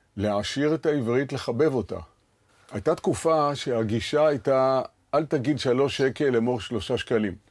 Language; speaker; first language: Hebrew; native; Hebrew